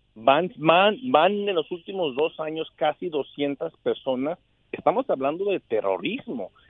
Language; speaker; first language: Spanish; early bilingual, heritage; Spanish